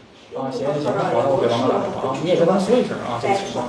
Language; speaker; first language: Chinese; native; Chinese